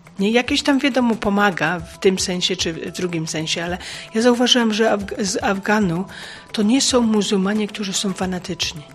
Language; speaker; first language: Polish; native; Polish